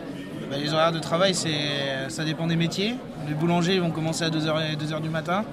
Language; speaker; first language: French; native; French